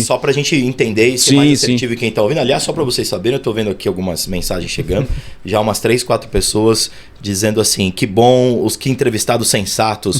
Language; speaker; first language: Portuguese; native; Portuguese